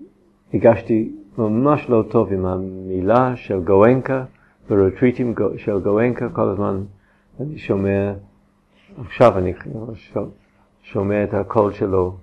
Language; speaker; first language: Hebrew; non-native, fluent; English